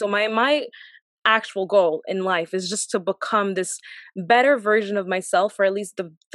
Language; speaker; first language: English; non-native, fluent; French